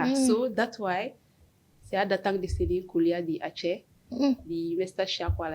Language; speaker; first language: Indonesian; non-native, learner; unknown